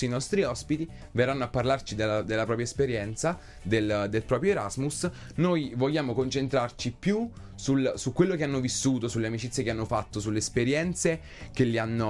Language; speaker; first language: Italian; native; Italian